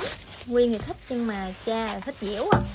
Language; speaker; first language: Vietnamese; native; Vietnamese